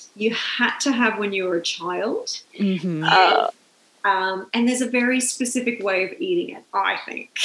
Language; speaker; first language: English; native; English